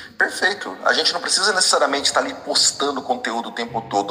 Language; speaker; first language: Portuguese; native; Portuguese